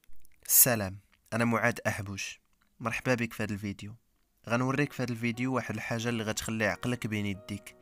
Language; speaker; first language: Arabic; native; Arabic